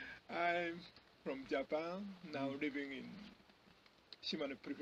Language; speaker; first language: English; non-native, learner; Japanese